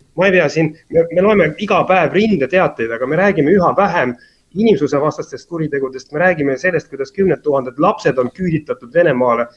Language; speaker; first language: Estonian; native; Estonian